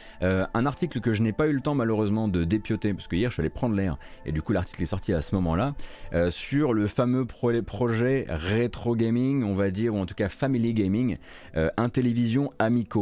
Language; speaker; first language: French; native; French